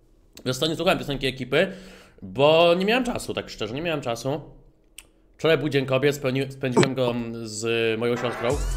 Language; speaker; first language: Polish; native; Polish